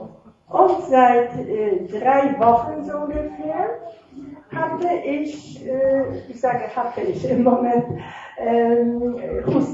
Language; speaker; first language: German; non-native, fluent; Russian